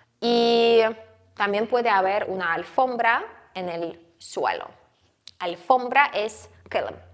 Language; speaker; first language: Spanish; non-native, fluent; Ukrainian